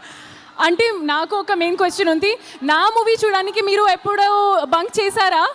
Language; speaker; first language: Telugu; non-native, local second language; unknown